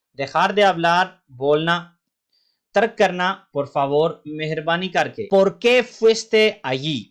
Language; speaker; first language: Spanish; non-native, fluent; Urdu